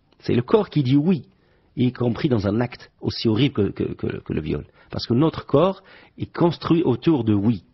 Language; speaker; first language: French; non-native, local second language; Arabic